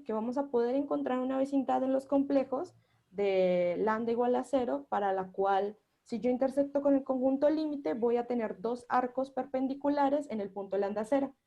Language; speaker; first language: Spanish; native; Spanish